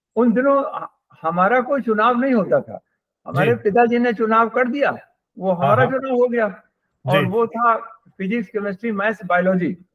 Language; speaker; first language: Hindi; native; Hindi